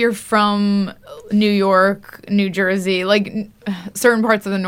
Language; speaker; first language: English; native; English